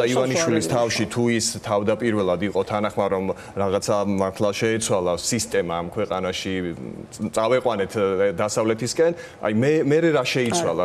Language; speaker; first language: Georgian; native; Georgian